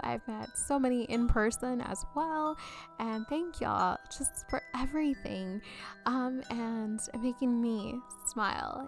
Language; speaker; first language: English; early bilingual, other home language; Spanish